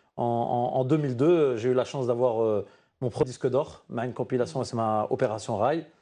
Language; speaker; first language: French; non-native, local second language; Arabic